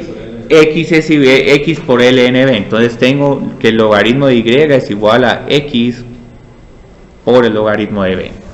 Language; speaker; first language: Spanish; native; Spanish